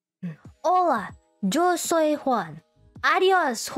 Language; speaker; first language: Spanish; non-native, learner; Indonesian